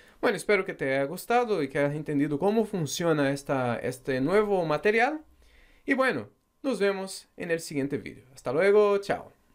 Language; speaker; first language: Spanish; non-native, fluent; Portuguese